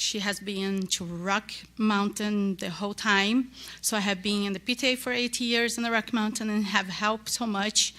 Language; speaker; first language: English; non-native, learner; Portuguese